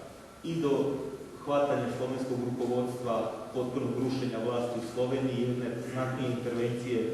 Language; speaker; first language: Croatian; native; Croatian